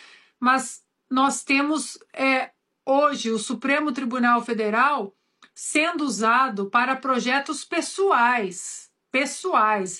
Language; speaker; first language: Portuguese; native; Portuguese